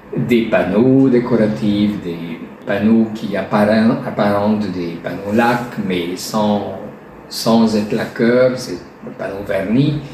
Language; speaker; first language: French; non-native, fluent; Hungarian